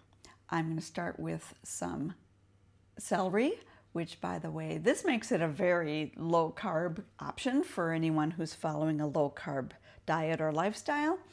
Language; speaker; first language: English; native; English